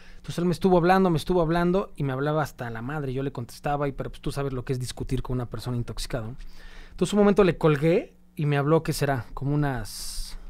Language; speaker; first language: Spanish; native; Spanish